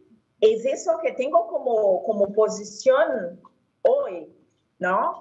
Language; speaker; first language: Spanish; non-native, fluent; Portuguese